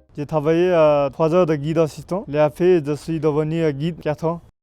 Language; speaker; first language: French; non-native, learner; Nepali